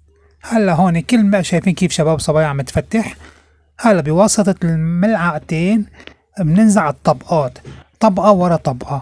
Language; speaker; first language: Arabic; native; Arabic